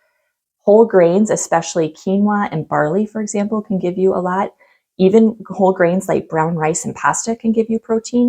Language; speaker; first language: English; native; English